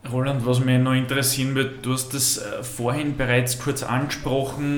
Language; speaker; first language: German; native; German